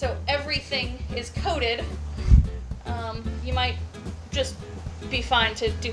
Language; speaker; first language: English; native; English